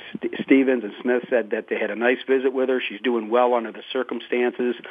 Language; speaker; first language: English; native; English